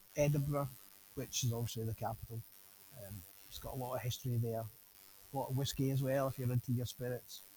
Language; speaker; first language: English; native; English